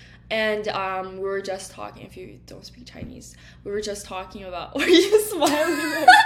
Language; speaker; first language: English; early bilingual, other home language; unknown